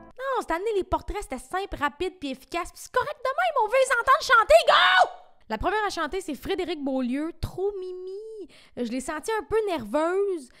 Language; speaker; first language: French; native; French